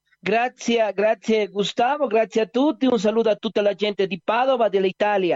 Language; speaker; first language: Italian; non-native, learner; Spanish